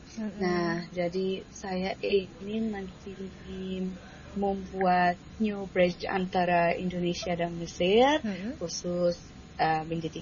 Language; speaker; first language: Indonesian; non-native, fluent; Arabic